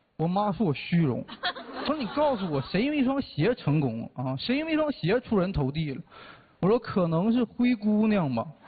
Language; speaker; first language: Chinese; native; Chinese